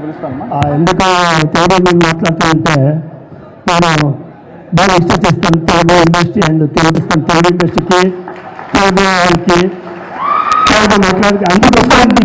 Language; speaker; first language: Telugu; non-native, learner; Malayalam